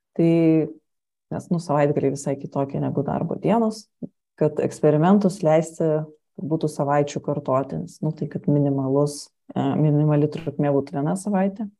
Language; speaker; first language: Lithuanian; native; Lithuanian